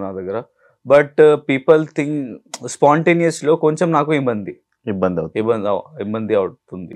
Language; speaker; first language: Telugu; non-native, learner; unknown